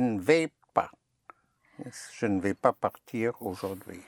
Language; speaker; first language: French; non-native, fluent; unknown